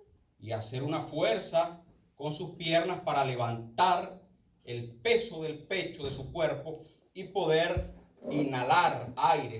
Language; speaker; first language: Spanish; native; Spanish